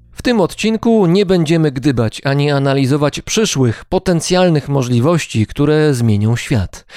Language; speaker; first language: Polish; native; Polish